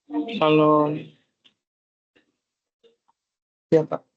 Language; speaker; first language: Indonesian; native; Indonesian